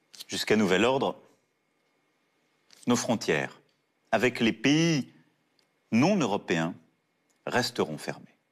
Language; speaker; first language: French; native; French